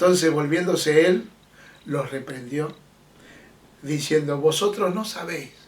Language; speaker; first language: Spanish; native; Spanish